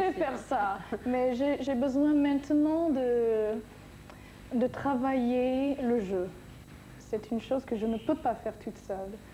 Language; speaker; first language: French; non-native, fluent; English